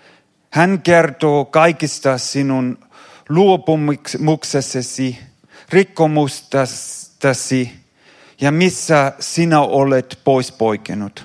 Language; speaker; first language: Finnish; non-native, fluent; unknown